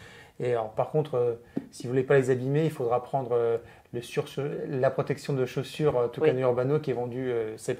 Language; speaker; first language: French; native; French